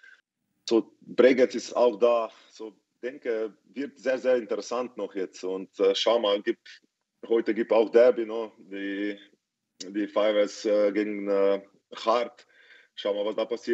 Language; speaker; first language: German; non-native, fluent; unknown